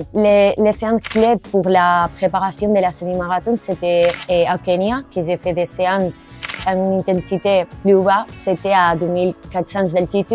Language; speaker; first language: French; non-native, learner; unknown